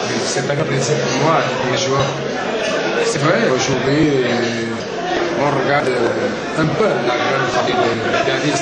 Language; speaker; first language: French; non-native, local second language; Arabic